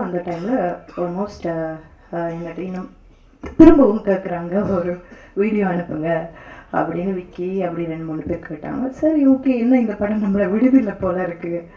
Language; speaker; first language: Tamil; native; Tamil